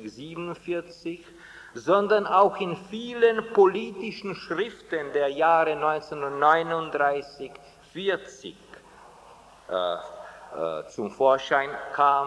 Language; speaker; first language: German; non-native, fluent; Czech